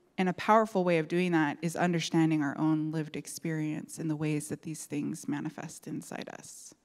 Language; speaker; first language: English; native; English